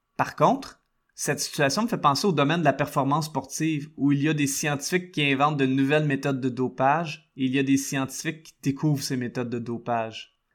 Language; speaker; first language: French; native; French